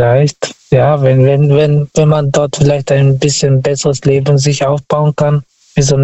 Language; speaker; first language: German; non-native, learner; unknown